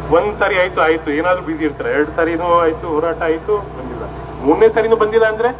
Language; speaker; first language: Kannada; non-native, local second language; Lambadi